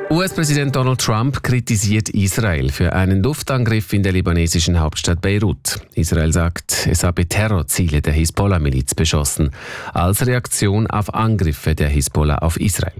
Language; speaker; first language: German; native; German